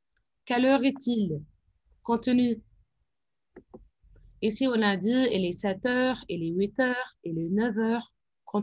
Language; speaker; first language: French; non-native, fluent; Arabic